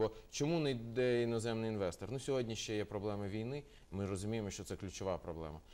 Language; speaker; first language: Ukrainian; non-native, local second language; Russian